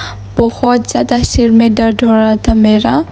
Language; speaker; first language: Hindi; non-native, local second language; Bodo